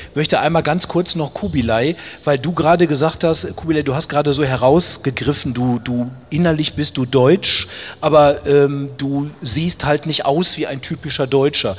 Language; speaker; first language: German; native; German